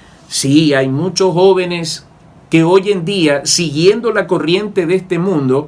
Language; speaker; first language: Spanish; native; Spanish